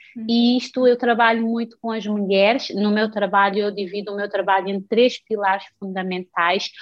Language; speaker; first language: Portuguese; non-native, local second language; Kabuverdianu